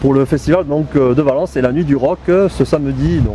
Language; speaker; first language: French; native; French